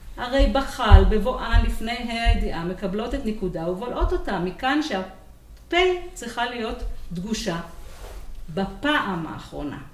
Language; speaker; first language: Hebrew; native; Hebrew